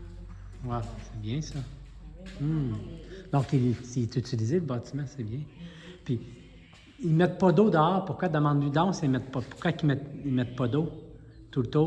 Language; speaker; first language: French; native; French